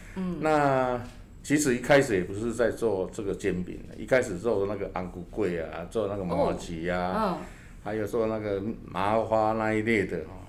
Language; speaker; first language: Chinese; native; Chinese